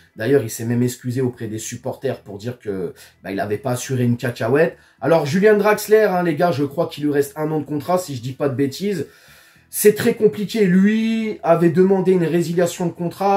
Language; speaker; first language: French; native; French